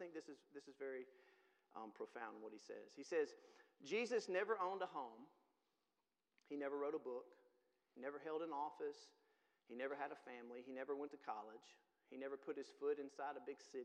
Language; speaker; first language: English; native; English